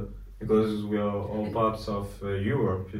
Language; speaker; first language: English; non-native, learner; French